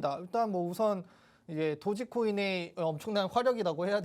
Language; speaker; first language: Korean; native; Korean